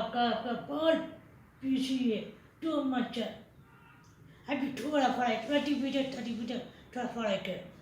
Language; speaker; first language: Hindi; non-native, learner; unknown